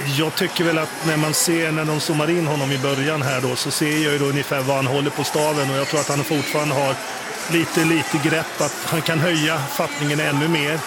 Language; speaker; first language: Swedish; native; Swedish